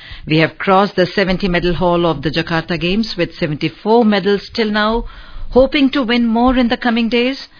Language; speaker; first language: English; non-native, local second language; Hindi